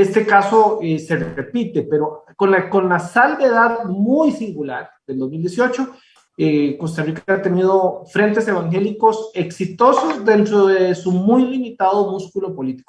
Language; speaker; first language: Spanish; native; Spanish